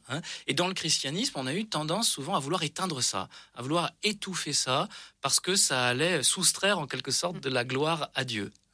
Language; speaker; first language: French; native; French